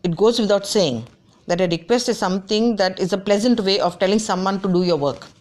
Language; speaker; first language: English; non-native, local second language; Gujarati